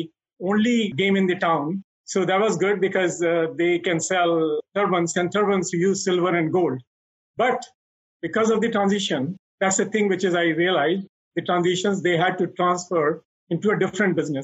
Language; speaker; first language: English; non-native, local second language; Hindi